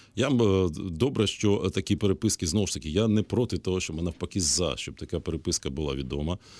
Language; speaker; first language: Ukrainian; native; Ukrainian